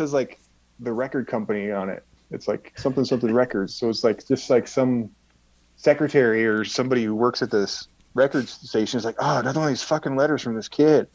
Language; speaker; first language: English; native; English